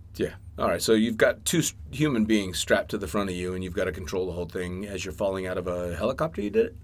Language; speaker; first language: English; native; English